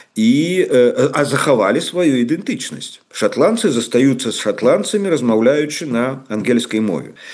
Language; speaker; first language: Belarusian; non-native, local second language; Russian